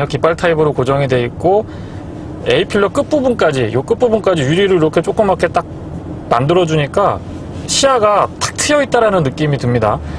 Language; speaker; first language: Korean; native; Korean